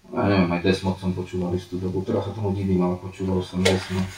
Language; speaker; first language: Slovak; non-native, local second language; Hungarian